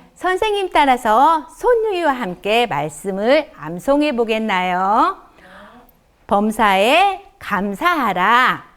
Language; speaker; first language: Korean; native; Korean